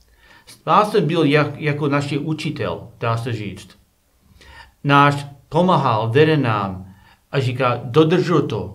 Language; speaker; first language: Czech; non-native, learner; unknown